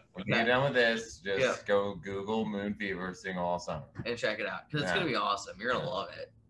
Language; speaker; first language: English; native; English